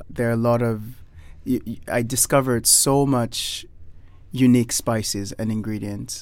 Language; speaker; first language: English; non-native, local second language; Yoruba